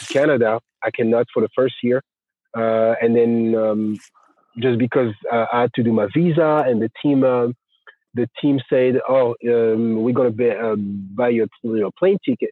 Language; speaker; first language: English; non-native, fluent; French